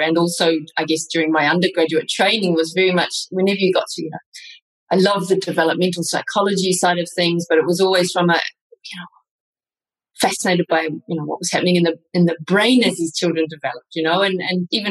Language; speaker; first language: English; native; English